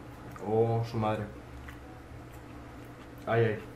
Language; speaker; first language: Spanish; native; Spanish